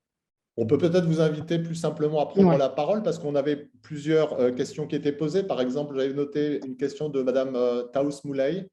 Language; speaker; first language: French; native; French